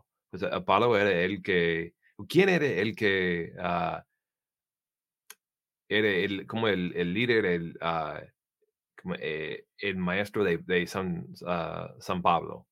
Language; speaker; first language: Spanish; non-native, fluent; English